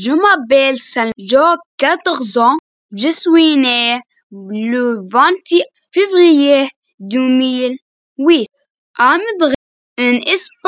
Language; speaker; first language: French; non-native, learner; Arabic